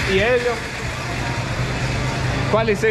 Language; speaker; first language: Spanish; non-native, fluent; Danish